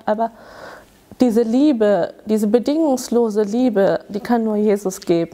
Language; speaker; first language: German; early bilingual, other home language; Tamil